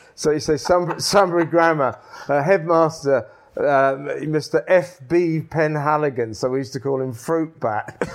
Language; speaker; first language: English; native; English